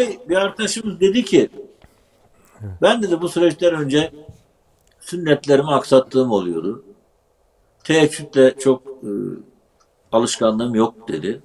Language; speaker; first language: Turkish; native; Turkish